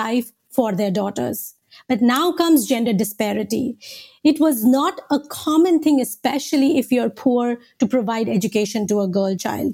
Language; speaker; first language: English; non-native, local second language; Hindi